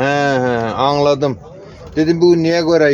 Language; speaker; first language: Turkish; non-native, learner; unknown